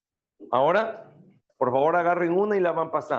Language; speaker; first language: Spanish; native; Spanish